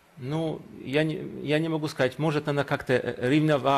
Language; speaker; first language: Russian; early bilingual, heritage; Russian